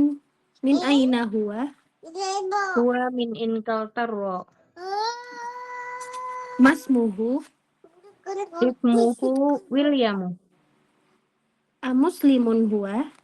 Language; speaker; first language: Arabic; non-native, learner; Indonesian